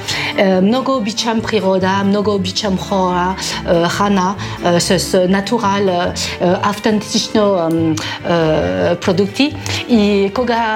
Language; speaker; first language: Bulgarian; non-native, learner; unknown